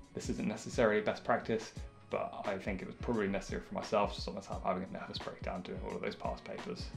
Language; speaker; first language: English; native; English